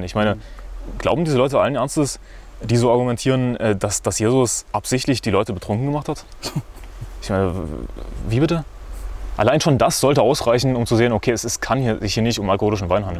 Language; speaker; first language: German; native; German